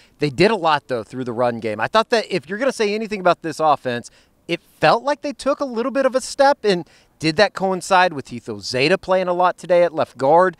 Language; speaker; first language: English; native; English